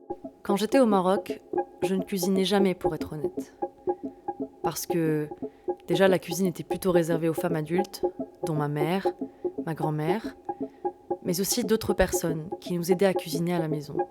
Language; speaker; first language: French; non-native, local second language; Arabic